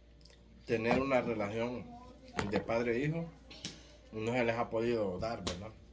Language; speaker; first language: Spanish; native; Spanish